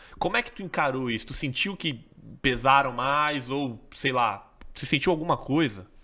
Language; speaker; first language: Portuguese; native; Portuguese